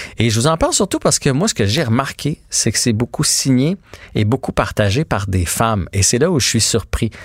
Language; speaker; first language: French; native; French